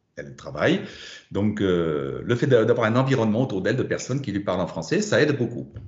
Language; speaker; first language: French; non-native, fluent; German